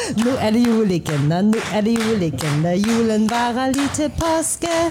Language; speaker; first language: German; early bilingual, other home language; Danish